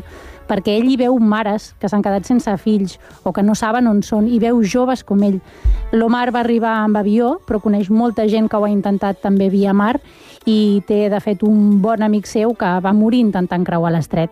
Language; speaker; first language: Catalan; native; Catalan